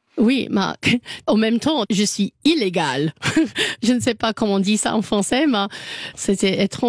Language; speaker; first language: French; non-native, learner; English